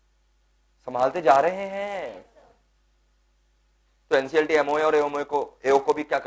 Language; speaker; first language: Hindi; non-native, local second language; Bangla